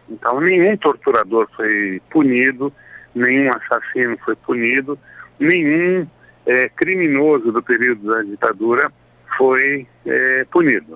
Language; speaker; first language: Portuguese; native; Portuguese